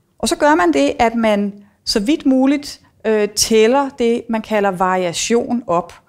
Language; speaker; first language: Danish; native; Danish